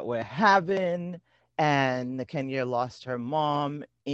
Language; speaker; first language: English; non-native, local second language; Yoruba